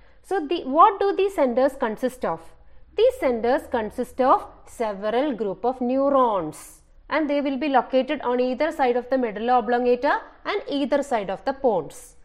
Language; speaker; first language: English; non-native, local second language; Malayalam